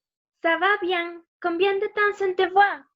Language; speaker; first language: French; non-native, learner; Spanish